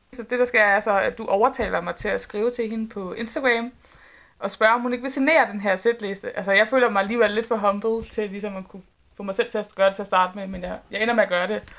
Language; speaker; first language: Danish; native; Danish